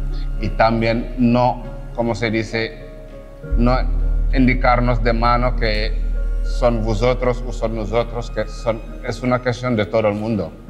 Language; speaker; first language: Spanish; non-native, fluent; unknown